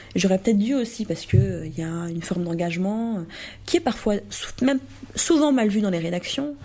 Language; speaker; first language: French; native; French